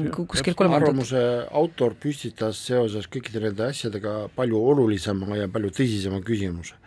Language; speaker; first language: Estonian; non-native, local second language; Russian